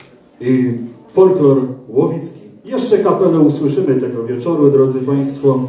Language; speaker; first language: Polish; native; Polish